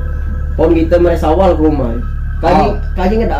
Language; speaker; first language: Indonesian; non-native, local second language; Malay